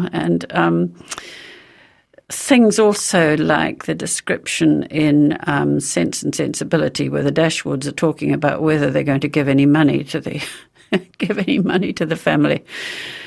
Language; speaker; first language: English; native; English